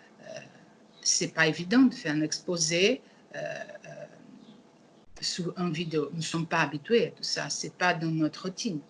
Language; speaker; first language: French; non-native, learner; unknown